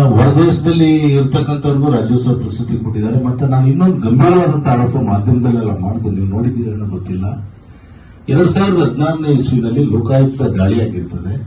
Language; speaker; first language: Kannada; native; Kannada